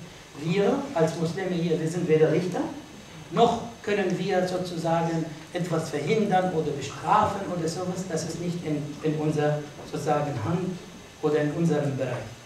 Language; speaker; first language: German; non-native, fluent; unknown